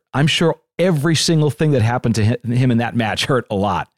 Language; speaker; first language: English; native; English